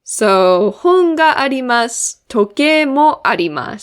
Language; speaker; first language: Japanese; non-native, fluent; English